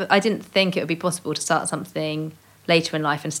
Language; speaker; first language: English; native; English